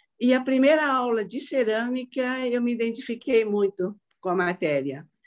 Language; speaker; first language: Portuguese; early bilingual, other home language; Cantonese